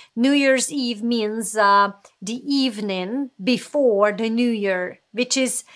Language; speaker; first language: English; non-native, fluent; Hungarian